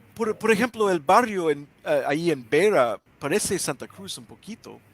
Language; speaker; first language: Spanish; non-native, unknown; English